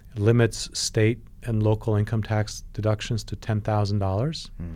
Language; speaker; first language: English; non-native, fluent; Polish